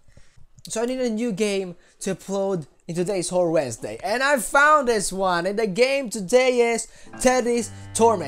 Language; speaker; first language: English; non-native, local second language; Filipino